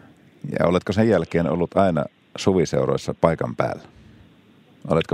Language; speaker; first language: Finnish; native; Finnish